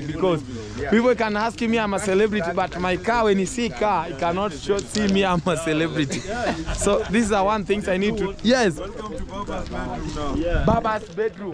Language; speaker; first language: English; non-native, learner; Swahili